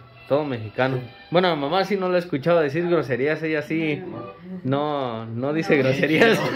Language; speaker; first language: Spanish; native; Spanish